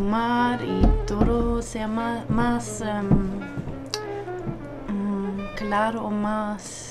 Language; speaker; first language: Spanish; non-native, learner; German